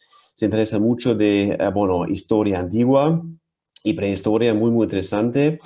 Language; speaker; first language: Spanish; non-native, fluent; German